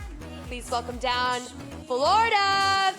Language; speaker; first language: English; native; English